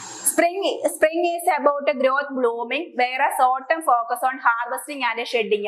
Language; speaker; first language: English; non-native, local second language; Malayalam